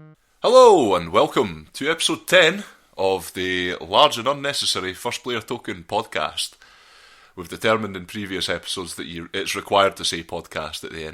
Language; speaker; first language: English; native; English